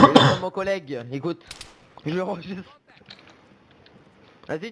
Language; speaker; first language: French; native; French